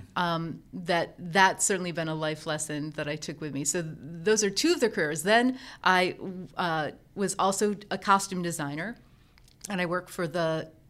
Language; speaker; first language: English; native; English